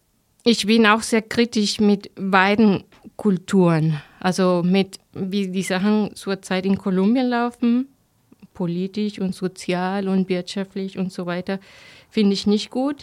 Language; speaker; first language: German; non-native, fluent; Spanish